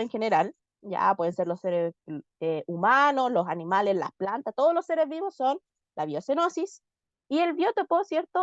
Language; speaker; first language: Spanish; native; Spanish